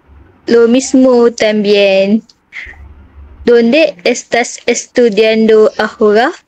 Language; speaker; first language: Spanish; non-native, learner; Malay